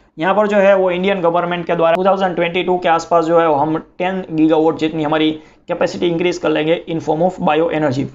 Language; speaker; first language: Hindi; non-native, local second language; Gujarati